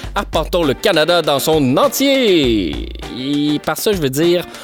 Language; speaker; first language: French; native; French